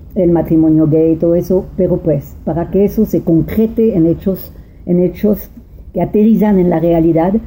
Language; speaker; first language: Spanish; non-native, fluent; French